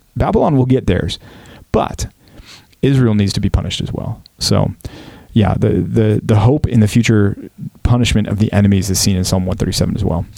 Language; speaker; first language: English; native; English